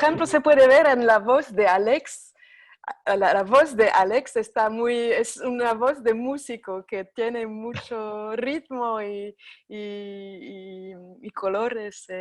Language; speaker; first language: Spanish; non-native, fluent; French